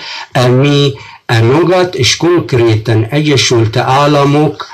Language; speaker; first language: Hungarian; non-native, fluent; Arabic